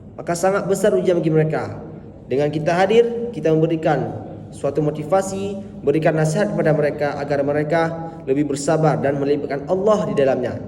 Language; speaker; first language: Malay; non-native, local second language; Achinese